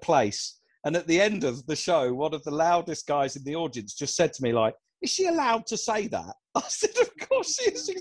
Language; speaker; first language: English; native; English